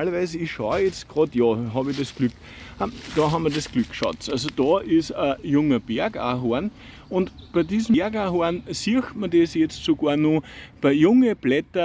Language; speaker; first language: German; native; German